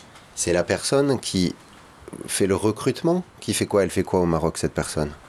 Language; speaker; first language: French; native; French